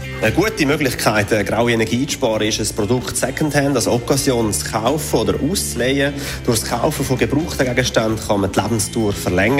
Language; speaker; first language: German; native; German